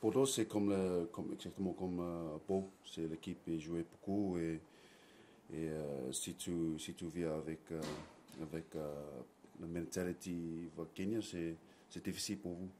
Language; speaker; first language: French; non-native, learner; English